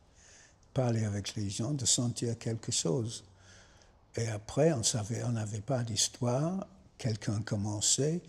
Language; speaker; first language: French; non-native, fluent; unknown